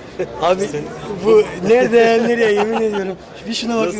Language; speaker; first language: Turkish; native; Turkish